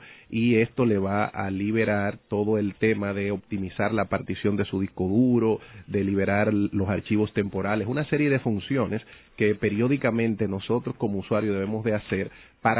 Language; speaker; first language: Spanish; native; Spanish